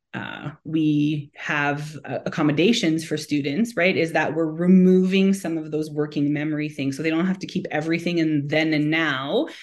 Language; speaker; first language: English; native; English